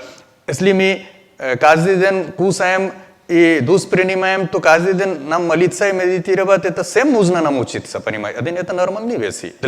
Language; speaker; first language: Russian; non-native, learner; Hindi